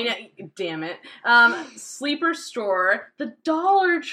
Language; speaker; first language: English; native; English